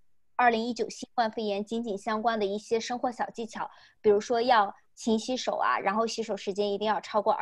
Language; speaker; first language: Chinese; native; Chinese